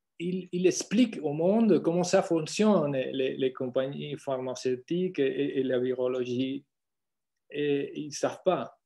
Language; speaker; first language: French; non-native, fluent; Spanish